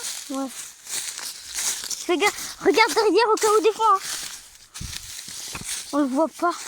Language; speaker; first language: French; native; French